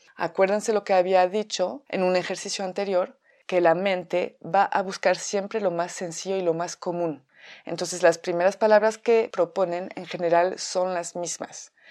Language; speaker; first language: Spanish; non-native, fluent; French